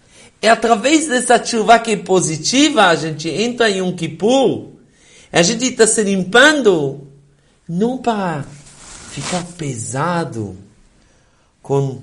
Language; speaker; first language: Portuguese; non-native, fluent; Hebrew